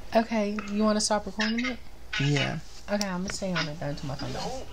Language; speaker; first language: English; native; English